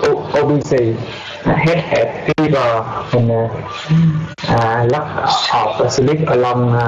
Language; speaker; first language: English; non-native, learner; Vietnamese